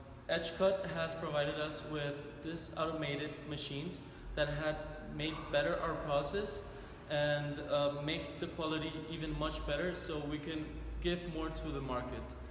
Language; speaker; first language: English; non-native, fluent; Spanish